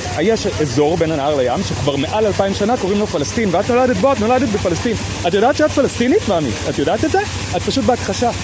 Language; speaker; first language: Hebrew; native; Hebrew